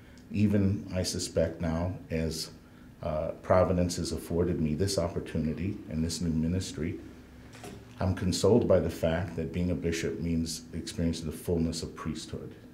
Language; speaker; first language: English; native; English